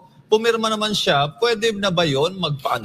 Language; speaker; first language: Filipino; native; Filipino